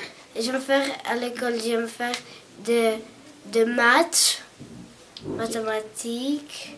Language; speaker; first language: French; non-native, learner; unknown